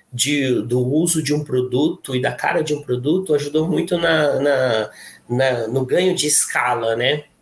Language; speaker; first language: Portuguese; native; Portuguese